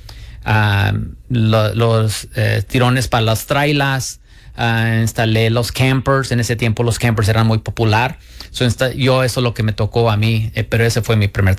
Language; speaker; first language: Spanish; early bilingual, heritage; Spanish